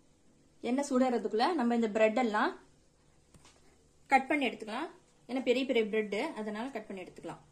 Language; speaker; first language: Tamil; native; Tamil